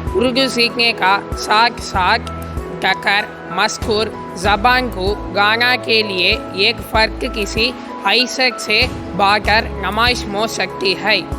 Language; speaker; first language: Hindi; non-native, learner; Tamil